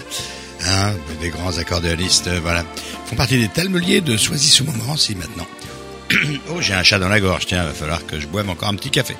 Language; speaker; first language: French; native; French